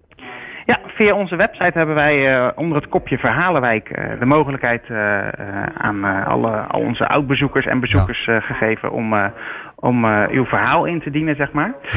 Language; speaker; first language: Dutch; native; Dutch